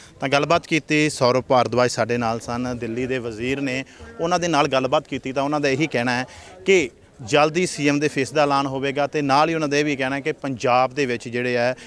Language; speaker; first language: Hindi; non-native, local second language; Punjabi